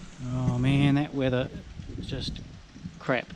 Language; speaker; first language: English; native; English